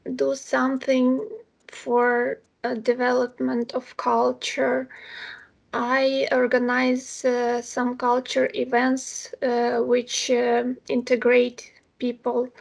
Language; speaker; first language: English; non-native, fluent; Ukrainian